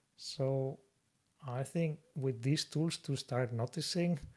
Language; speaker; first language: English; non-native, fluent; Spanish